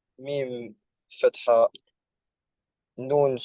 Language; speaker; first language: Arabic; non-native, learner; Estonian